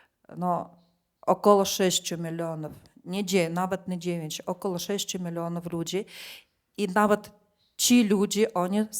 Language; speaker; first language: Polish; non-native, fluent; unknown